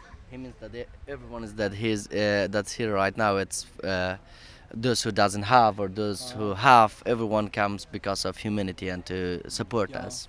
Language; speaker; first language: English; non-native, learner; Persian